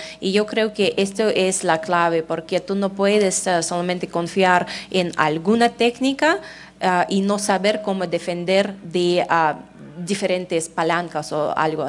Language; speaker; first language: Spanish; non-native, fluent; Russian